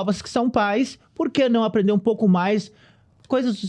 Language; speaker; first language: Portuguese; native; Portuguese